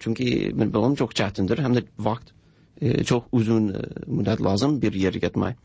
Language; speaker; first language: Turkish; non-native, learner; English